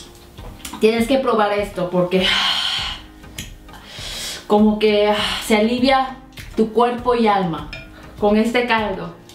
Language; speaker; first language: Spanish; non-native, fluent; Korean